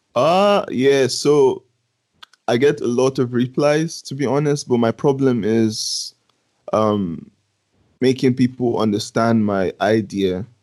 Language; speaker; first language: English; non-native, local second language; Yoruba